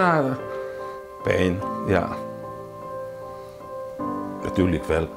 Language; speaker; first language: Dutch; non-native, learner; Hungarian